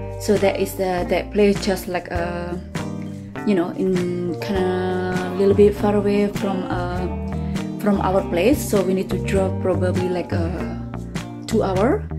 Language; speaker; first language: English; non-native, learner; Indonesian